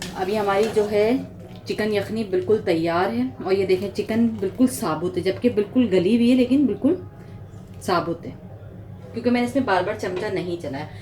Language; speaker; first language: Urdu; native; Urdu